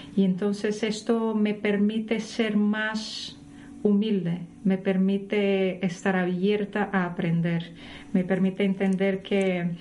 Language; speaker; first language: Spanish; non-native, fluent; Portuguese